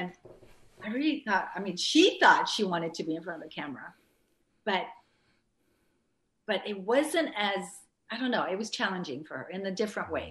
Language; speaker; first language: English; early bilingual, other home language; French